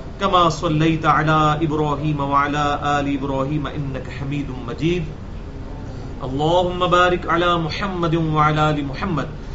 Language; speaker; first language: Urdu; non-native, local second language; Punjabi